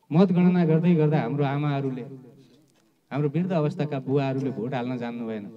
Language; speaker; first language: Nepali; native; Nepali